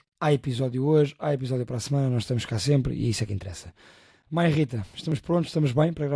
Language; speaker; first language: Portuguese; native; Portuguese